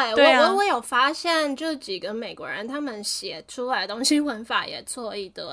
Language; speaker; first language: Chinese; native; Chinese